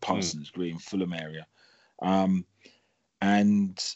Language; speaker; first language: English; native; English